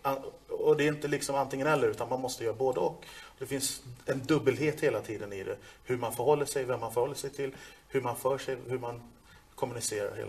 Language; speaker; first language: Swedish; native; Swedish